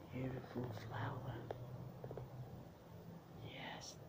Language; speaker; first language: English; non-native, learner; Vietnamese